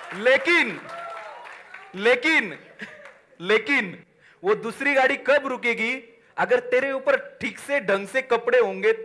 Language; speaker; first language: Hindi; non-native, local second language; Marathi